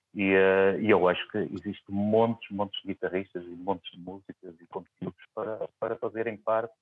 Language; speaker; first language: Portuguese; native; Portuguese